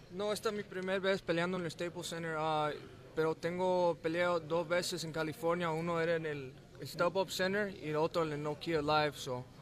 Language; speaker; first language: Spanish; early bilingual, heritage; Spanish